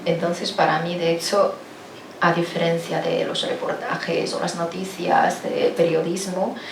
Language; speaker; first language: Spanish; non-native, fluent; Chinese